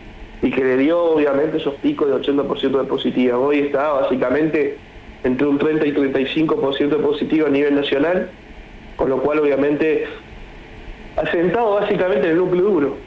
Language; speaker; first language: Spanish; native; Spanish